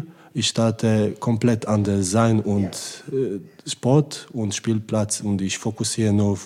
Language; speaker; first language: German; non-native, learner; Polish